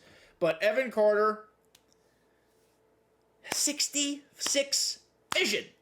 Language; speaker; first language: English; native; English